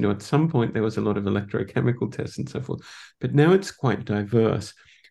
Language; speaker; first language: English; native; English